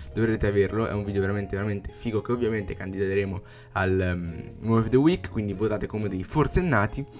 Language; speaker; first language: Italian; native; Italian